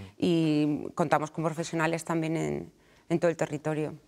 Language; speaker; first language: Spanish; native; Spanish